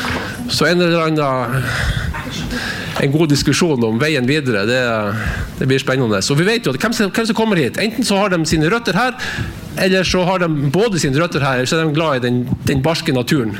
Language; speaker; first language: Norwegian; native; Norwegian